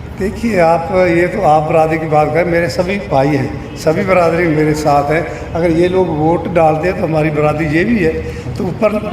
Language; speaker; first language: Hindi; non-native, local second language; Punjabi